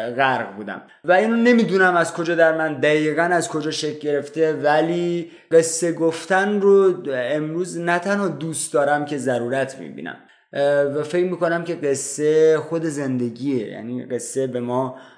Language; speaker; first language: Persian; native; Persian